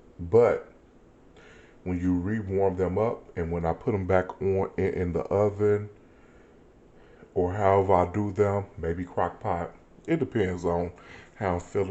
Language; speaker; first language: English; native; English